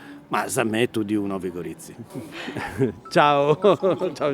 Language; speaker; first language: Slovenian; non-native, learner; Italian